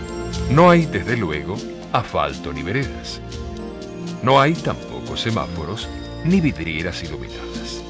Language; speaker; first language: Spanish; native; Spanish